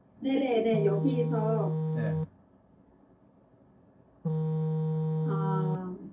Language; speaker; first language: Korean; non-native, fluent; Vietnamese